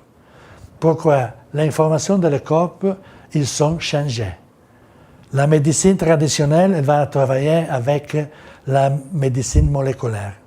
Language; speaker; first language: French; non-native, learner; Italian